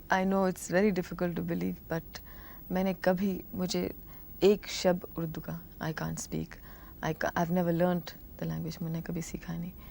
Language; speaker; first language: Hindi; non-native, local second language; Telugu